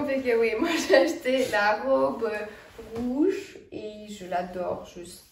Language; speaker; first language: French; non-native, fluent; Estonian